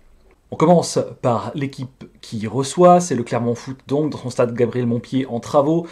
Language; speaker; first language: French; native; French